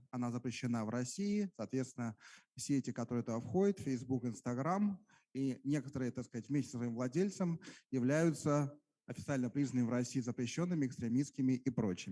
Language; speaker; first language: Russian; native; Russian